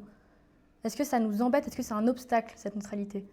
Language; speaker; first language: French; native; French